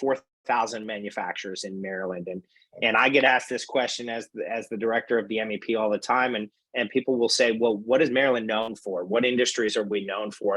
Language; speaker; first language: English; native; English